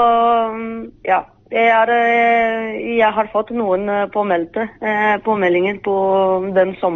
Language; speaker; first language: Norwegian; non-native, fluent; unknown